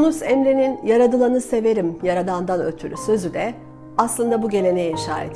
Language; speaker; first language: Turkish; native; Turkish